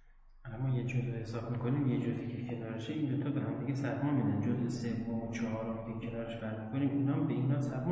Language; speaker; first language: Persian; native; Persian